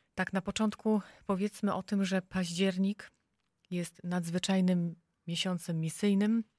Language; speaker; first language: Polish; native; Polish